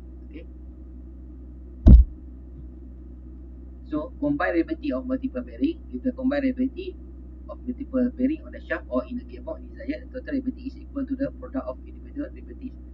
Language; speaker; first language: English; non-native, local second language; Malay